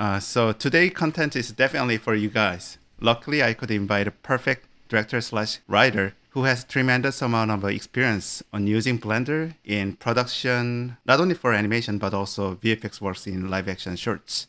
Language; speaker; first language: English; non-native, fluent; Korean